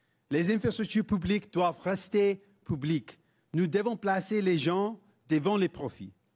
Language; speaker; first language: French; non-native, fluent; English